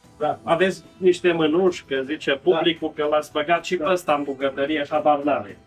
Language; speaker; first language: Romanian; native; Romanian